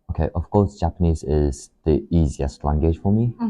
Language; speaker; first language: English; non-native, learner; Japanese